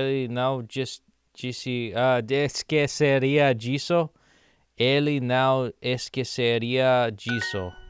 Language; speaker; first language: Portuguese; non-native, learner; English